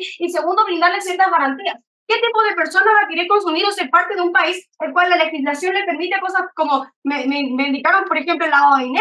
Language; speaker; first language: Spanish; native; Spanish